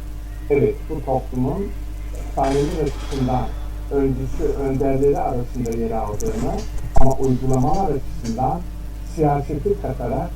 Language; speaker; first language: Turkish; native; Turkish